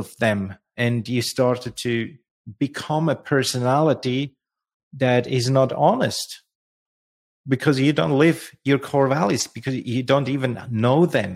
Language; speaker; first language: English; non-native, fluent; Swiss German